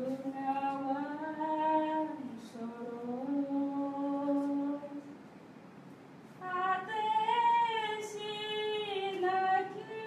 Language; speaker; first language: Chinese; non-native, learner; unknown